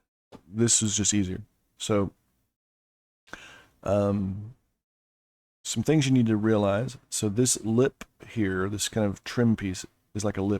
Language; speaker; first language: English; native; English